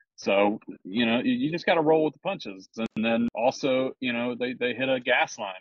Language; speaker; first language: English; native; English